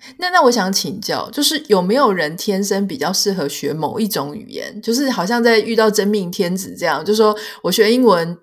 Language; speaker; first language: Chinese; native; Chinese